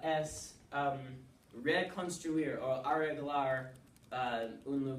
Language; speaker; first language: Spanish; non-native, learner; English